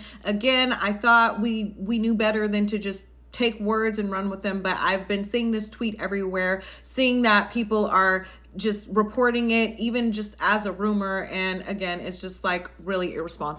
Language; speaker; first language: English; native; English